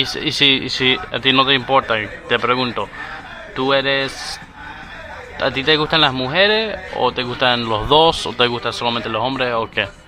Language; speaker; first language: Spanish; early bilingual, heritage; Spanish